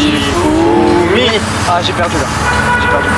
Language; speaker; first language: French; native; French